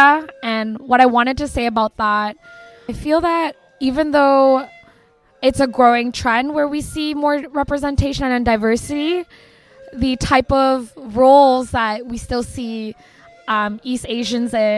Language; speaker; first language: English; native; English